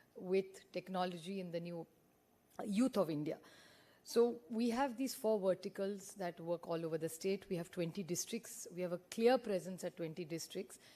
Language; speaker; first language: English; non-native, local second language; Marathi